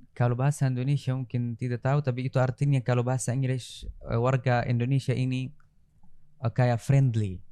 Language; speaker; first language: Indonesian; non-native, learner; Arabic